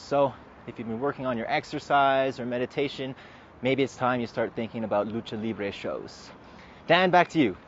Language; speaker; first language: English; native; English